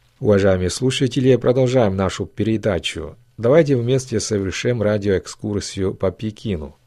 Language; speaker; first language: Russian; non-native, fluent; Chinese